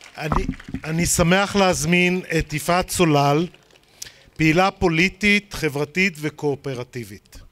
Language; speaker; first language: Hebrew; native; Hebrew